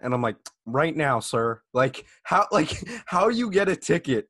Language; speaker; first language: English; native; English